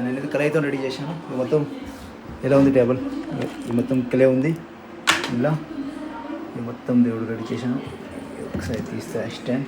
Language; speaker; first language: Telugu; non-native, learner; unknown